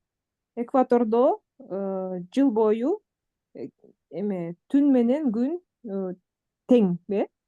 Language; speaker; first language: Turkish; non-native, learner; Kyrgyz